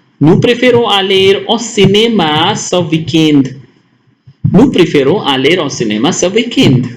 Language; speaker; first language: French; non-native, fluent; Hindi